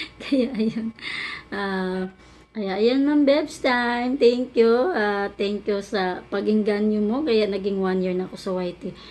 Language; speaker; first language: Filipino; native; Filipino